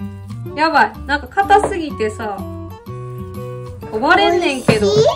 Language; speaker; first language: Japanese; native; Japanese